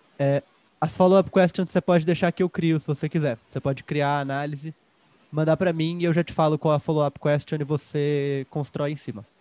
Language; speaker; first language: Portuguese; native; Portuguese